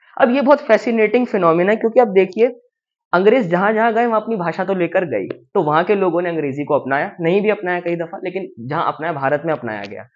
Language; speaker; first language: Hindi; native; Hindi